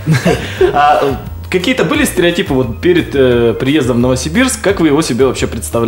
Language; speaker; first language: Russian; native; Russian